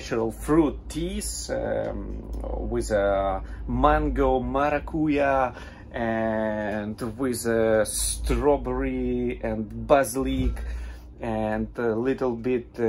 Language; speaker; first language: English; non-native, learner; Russian